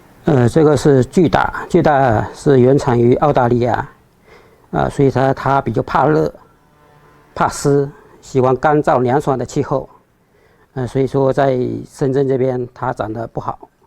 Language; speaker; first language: Chinese; native; Chinese